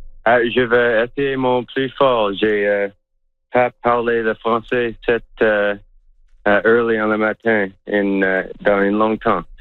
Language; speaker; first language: French; non-native, local second language; English